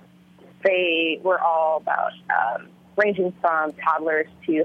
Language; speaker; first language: English; early bilingual, other home language; Vietnamese